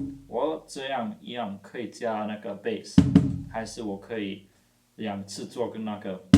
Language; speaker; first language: Chinese; non-native, fluent; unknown